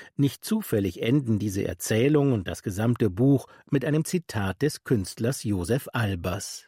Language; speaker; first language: German; native; German